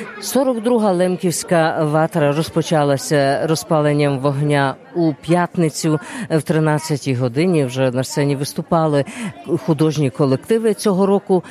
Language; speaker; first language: Ukrainian; early bilingual, heritage; Ukrainian